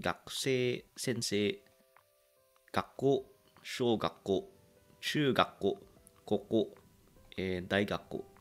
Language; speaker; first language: Japanese; non-native, learner; English